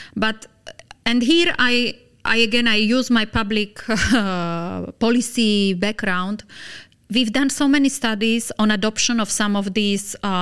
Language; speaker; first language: English; non-native, fluent; Slovak